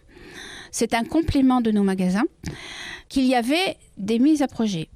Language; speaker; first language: French; native; French